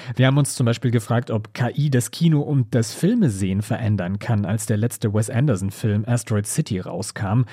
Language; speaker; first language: German; native; German